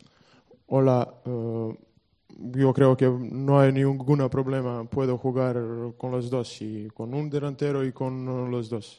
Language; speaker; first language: Spanish; non-native, learner; Serbian